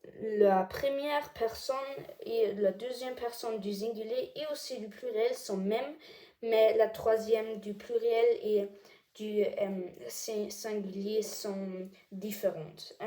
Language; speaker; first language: French; non-native, learner; German